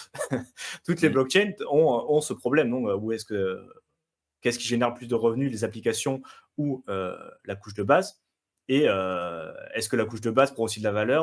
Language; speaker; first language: French; native; French